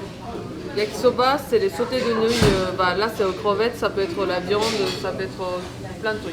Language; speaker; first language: French; non-native, fluent; Japanese